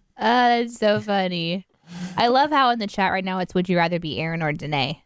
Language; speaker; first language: English; native; English